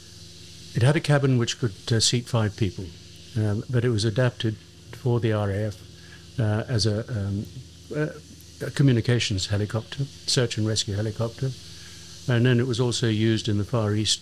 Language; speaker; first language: English; native; English